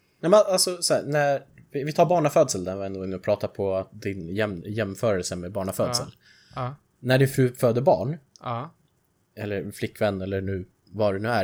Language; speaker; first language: Swedish; native; Swedish